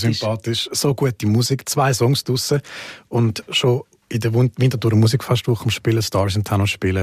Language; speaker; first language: German; native; German